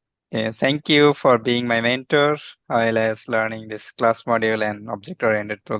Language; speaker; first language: English; non-native, fluent; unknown